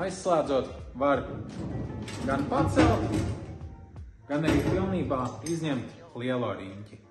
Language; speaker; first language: Latvian; native; Latvian